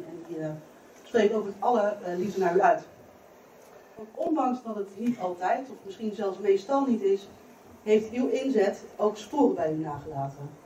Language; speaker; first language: Dutch; native; Dutch